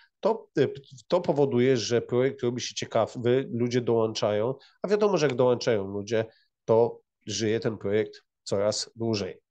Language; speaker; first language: Polish; native; Polish